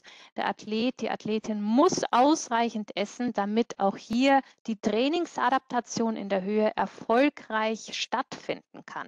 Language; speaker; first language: German; native; German